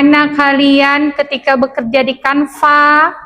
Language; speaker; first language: Indonesian; native; Indonesian